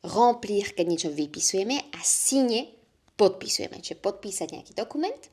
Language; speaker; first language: Slovak; native; Slovak